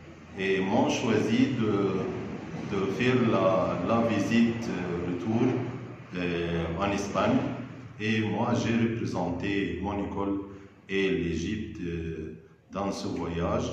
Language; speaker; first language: French; non-native, fluent; Arabic